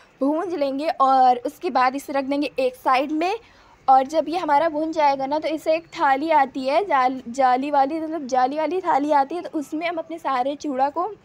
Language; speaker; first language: Hindi; native; Hindi